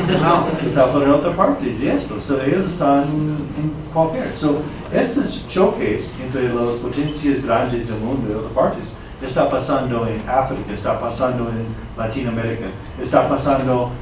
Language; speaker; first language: Spanish; non-native, fluent; English